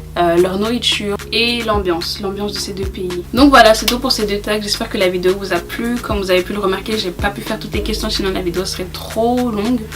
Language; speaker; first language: French; native; French